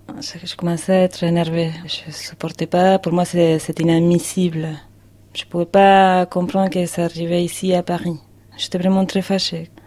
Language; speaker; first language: French; non-native, fluent; Spanish